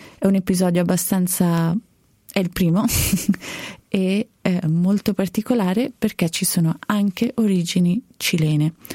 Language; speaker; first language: Italian; native; Italian